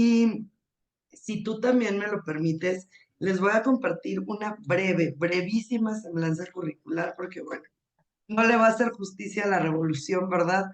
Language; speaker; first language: Spanish; native; Spanish